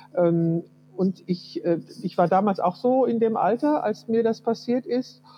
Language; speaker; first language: German; early bilingual, heritage; Russian